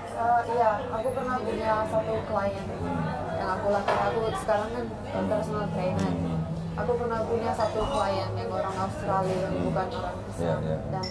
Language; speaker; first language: Indonesian; non-native, fluent; Finnish